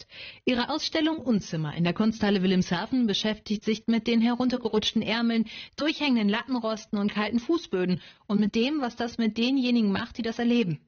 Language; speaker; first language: German; native; German